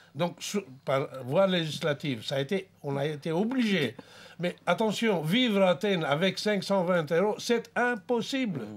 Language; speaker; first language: French; non-native, fluent; Greek